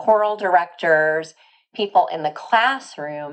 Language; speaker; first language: English; native; English